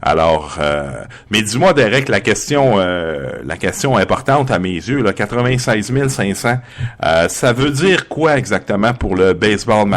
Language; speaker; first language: French; native; French